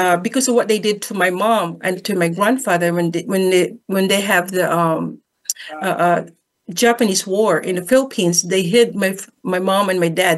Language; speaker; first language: English; non-native, local second language; Filipino